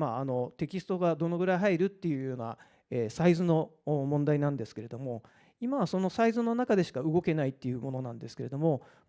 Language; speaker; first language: Japanese; native; Japanese